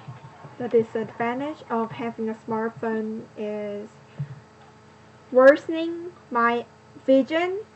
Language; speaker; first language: English; non-native, learner; Korean